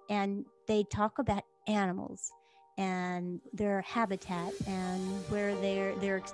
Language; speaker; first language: English; native; English